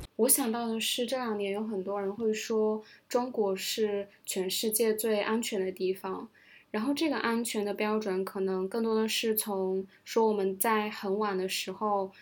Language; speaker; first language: Chinese; native; Chinese